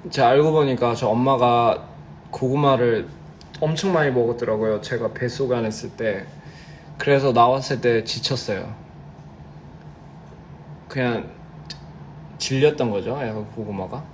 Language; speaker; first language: Korean; early bilingual, heritage; Korean